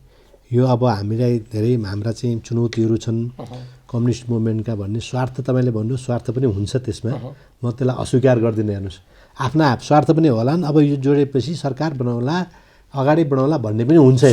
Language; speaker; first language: Nepali; native; Nepali